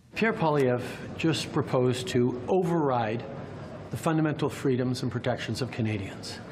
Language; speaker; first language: English; native; English